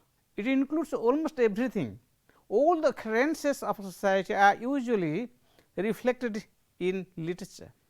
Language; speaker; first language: English; non-native, local second language; Odia